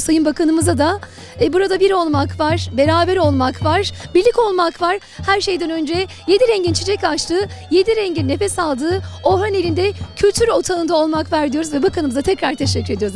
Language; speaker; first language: Turkish; native; Turkish